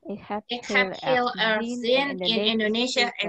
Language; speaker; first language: Dutch; non-native, learner; Indonesian